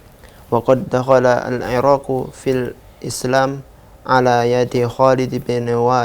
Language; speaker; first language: Arabic; non-native, learner; Indonesian